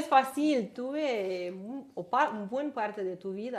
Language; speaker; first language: Spanish; non-native, learner; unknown